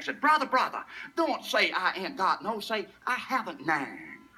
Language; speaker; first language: English; native; English